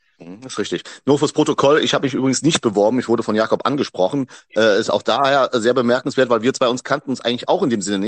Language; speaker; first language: German; native; German